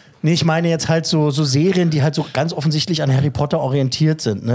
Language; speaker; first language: German; native; German